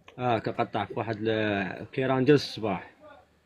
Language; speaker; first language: Arabic; native; Arabic